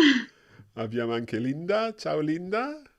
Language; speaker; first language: Italian; non-native, fluent; English